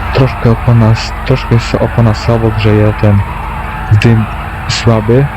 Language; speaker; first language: Polish; native; Polish